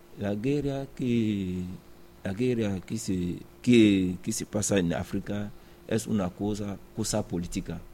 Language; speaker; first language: Spanish; non-native, learner; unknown